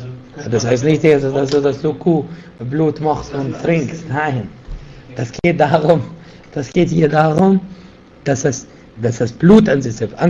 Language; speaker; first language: German; non-native, fluent; Arabic